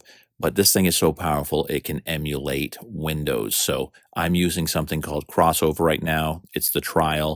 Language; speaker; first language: English; native; English